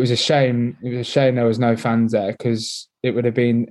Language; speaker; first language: English; native; English